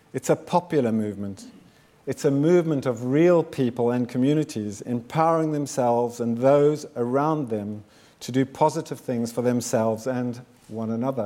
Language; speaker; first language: English; native; English